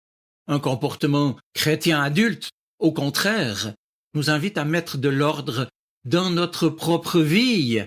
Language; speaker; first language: French; native; French